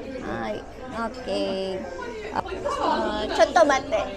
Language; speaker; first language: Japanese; non-native, learner; Filipino